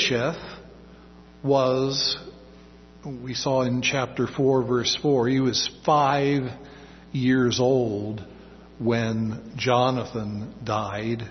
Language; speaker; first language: English; native; English